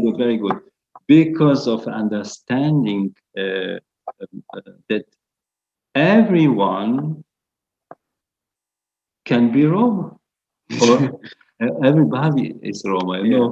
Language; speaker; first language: English; non-native, fluent; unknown